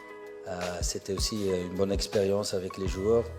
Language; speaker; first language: French; non-native, fluent; Arabic